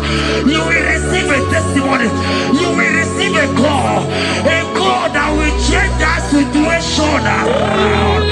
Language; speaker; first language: English; non-native, local second language; Igbo